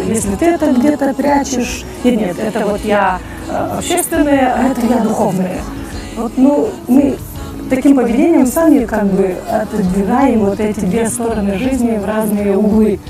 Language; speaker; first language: Russian; native; Russian